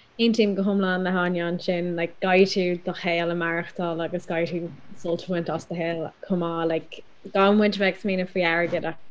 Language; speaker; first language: Irish; non-native, local second language; English